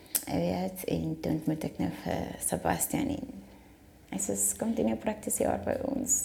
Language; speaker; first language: Afrikaans; non-native, local second language; South Ndebele